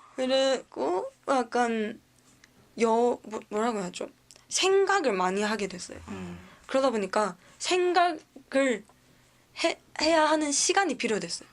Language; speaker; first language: Korean; native; Korean